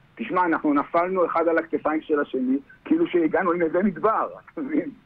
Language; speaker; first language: Hebrew; native; Hebrew